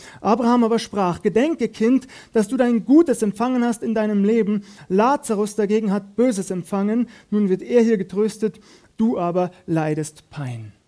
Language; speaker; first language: German; native; German